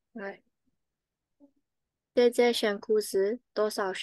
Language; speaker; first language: Chinese; non-native, learner; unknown